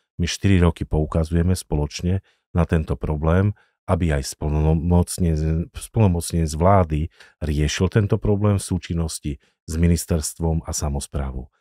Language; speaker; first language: Slovak; native; Slovak